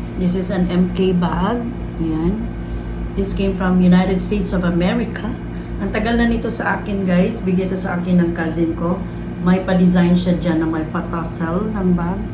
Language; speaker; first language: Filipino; non-native, local second language; Cebuano